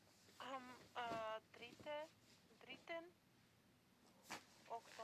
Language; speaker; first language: German; non-native, learner; Macedonian